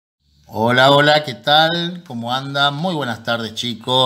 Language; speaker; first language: Spanish; native; Spanish